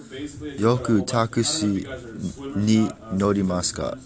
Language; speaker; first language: Japanese; non-native, learner; English